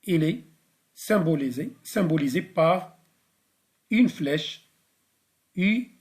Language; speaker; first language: French; non-native, local second language; Arabic